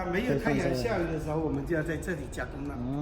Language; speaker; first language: Chinese; native; Chinese